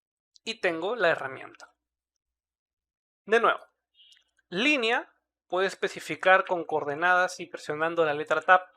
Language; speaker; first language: Spanish; native; Spanish